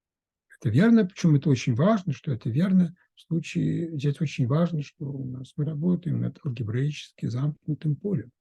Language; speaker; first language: Russian; native; Russian